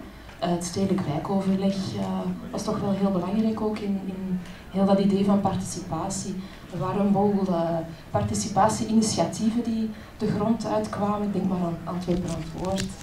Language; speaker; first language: Dutch; native; Dutch